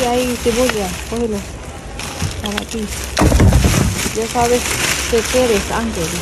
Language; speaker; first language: Spanish; non-native, learner; Filipino